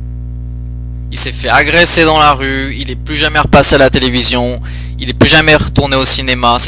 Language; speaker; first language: French; early bilingual, other home language; Portuguese